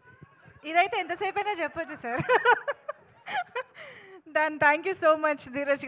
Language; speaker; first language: Telugu; native; Telugu